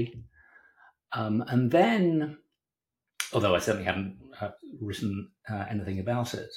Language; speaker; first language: English; native; English